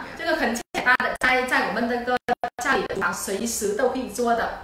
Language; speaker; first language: Chinese; non-native, fluent; Vietnamese